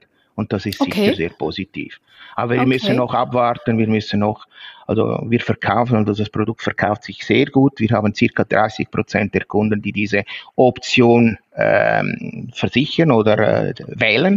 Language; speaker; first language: German; non-native, fluent; Italian